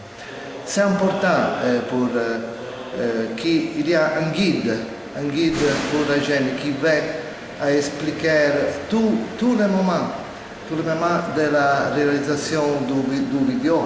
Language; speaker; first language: French; non-native, learner; Italian